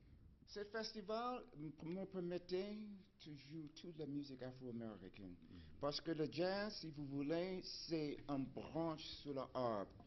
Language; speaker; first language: French; non-native, fluent; English